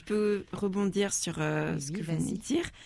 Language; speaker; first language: French; native; French